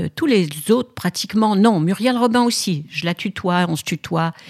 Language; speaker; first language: French; native; French